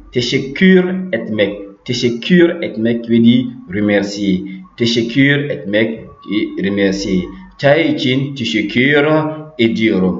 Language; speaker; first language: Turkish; non-native, fluent; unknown